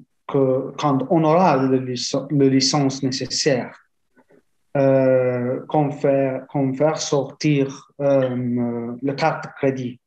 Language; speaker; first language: French; non-native, fluent; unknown